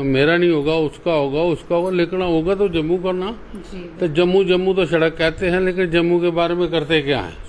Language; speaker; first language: Hindi; native; Hindi